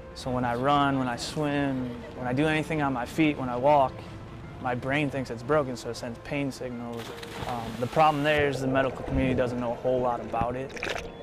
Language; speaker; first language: English; native; English